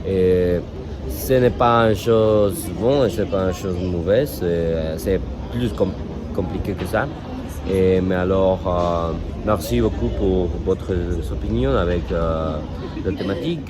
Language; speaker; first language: French; non-native, learner; Spanish